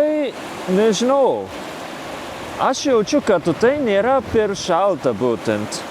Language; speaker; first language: Lithuanian; non-native, fluent; Japanese